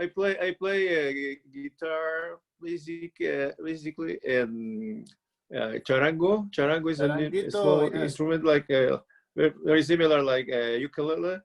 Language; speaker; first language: English; non-native, learner; Spanish